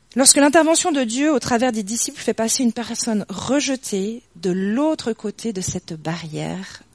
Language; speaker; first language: French; native; French